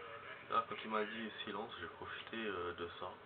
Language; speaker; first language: French; native; French